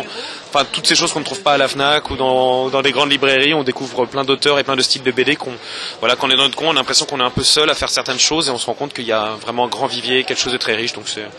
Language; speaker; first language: French; native; French